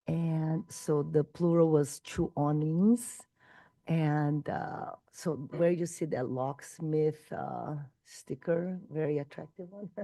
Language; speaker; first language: English; non-native, fluent; Portuguese